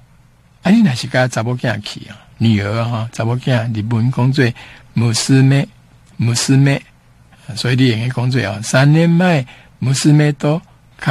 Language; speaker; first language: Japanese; non-native, fluent; Chinese